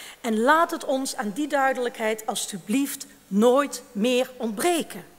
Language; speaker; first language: Dutch; native; Dutch